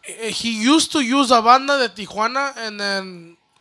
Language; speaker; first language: English; early bilingual, other home language; Spanish